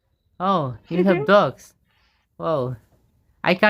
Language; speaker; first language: English; non-native, fluent; Bangla